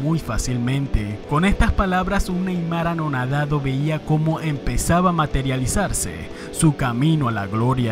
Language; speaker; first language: Spanish; native; Spanish